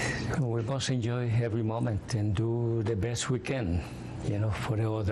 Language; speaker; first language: English; non-native, fluent; Spanish